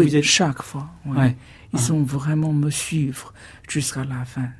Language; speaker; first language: French; non-native, fluent; Chinese